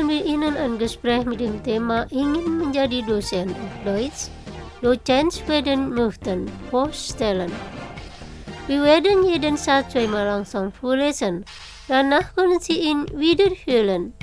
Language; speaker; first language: German; non-native, fluent; Indonesian